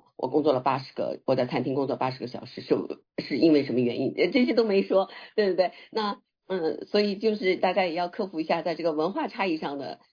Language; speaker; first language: Chinese; native; Chinese